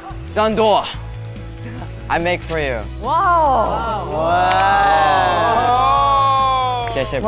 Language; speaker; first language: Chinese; non-native, learner; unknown